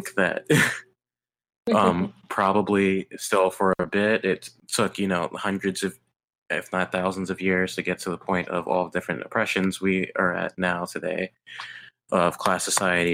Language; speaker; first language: English; native; English